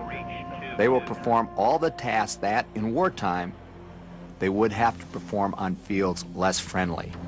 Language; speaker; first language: English; native; English